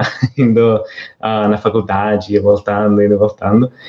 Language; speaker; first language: Portuguese; non-native, fluent; Italian